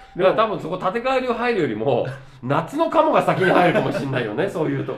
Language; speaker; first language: Japanese; native; Japanese